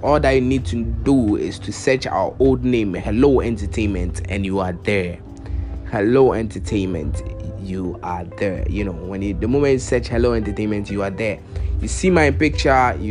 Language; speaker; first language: English; non-native, local second language; Akan